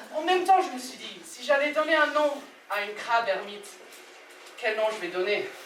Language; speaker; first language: French; non-native, fluent; English